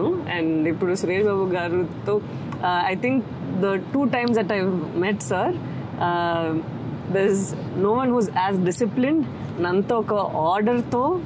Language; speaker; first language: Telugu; non-native, fluent; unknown